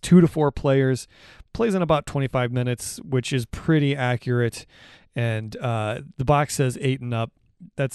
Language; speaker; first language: English; native; English